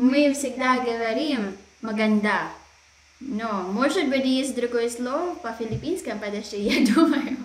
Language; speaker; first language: Russian; non-native, learner; Filipino